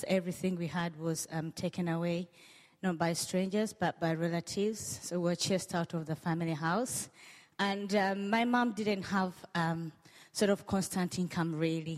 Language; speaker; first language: English; non-native, local second language; Ganda